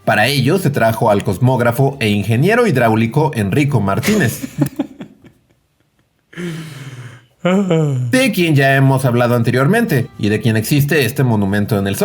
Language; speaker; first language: Spanish; native; Spanish